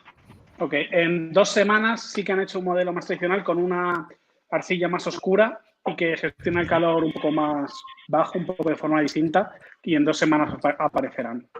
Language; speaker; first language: Spanish; native; Spanish